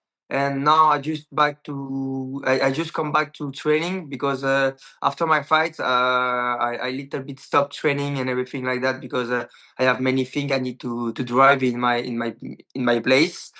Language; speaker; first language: English; non-native, learner; French